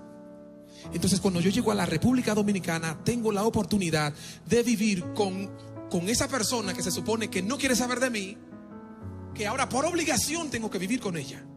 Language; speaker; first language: Spanish; non-native, fluent; Haitian Creole